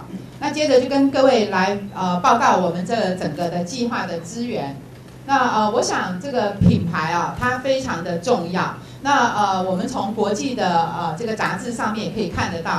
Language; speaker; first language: Chinese; native; Chinese